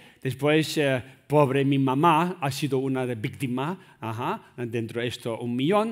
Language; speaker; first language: Spanish; non-native, learner; Tibetan